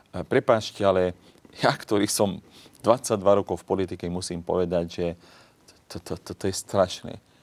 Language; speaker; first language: Slovak; non-native, local second language; Hungarian